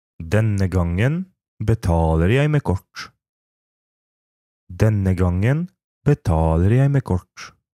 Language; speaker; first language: Norwegian; non-native, fluent; Polish